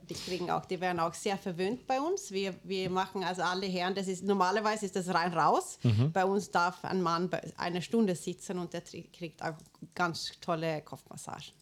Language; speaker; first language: German; non-native, fluent; Swedish